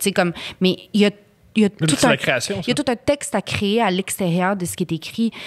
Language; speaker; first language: French; native; French